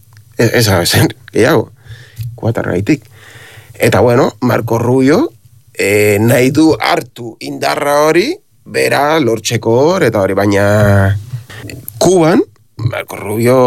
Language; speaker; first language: Basque; non-native, learner; Spanish